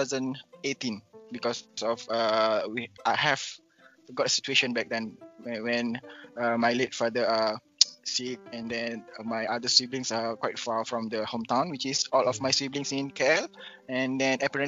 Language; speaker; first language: English; non-native, local second language; Malay